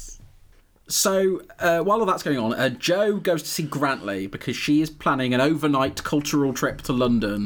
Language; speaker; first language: English; native; English